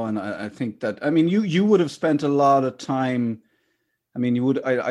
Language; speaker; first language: English; native; English